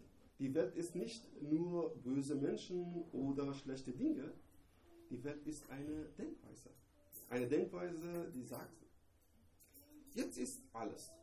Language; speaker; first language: German; non-native, learner; Persian